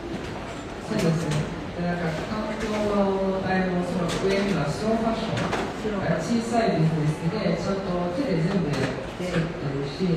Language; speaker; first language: Japanese; early bilingual, heritage; Japanese